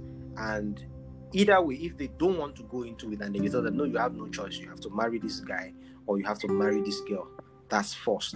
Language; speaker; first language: English; non-native, local second language; Arabic